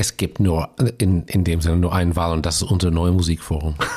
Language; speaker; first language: German; non-native, fluent; English